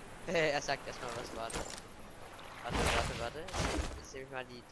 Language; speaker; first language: German; native; German